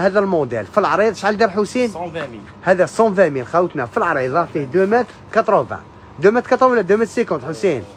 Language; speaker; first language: Arabic; native; Arabic